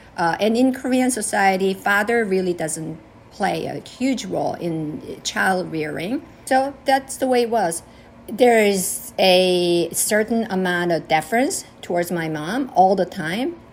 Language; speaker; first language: English; early bilingual, other home language; Korean